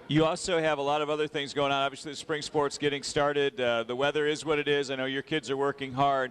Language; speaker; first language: English; native; English